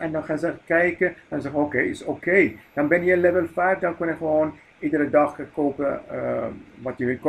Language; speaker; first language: Dutch; non-native, fluent; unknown